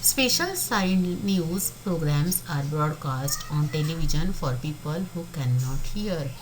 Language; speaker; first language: English; non-native, local second language; Marathi